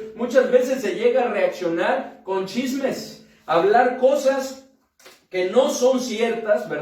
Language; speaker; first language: Spanish; native; Spanish